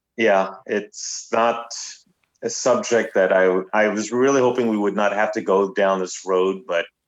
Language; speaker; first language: English; native; English